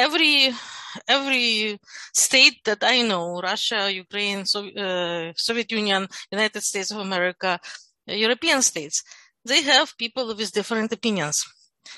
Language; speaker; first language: English; non-native, fluent; Russian